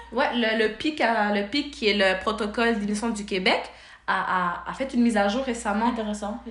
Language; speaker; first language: French; native; French